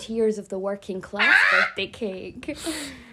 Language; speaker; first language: English; native; English